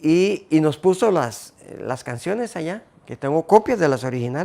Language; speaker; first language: Spanish; native; Spanish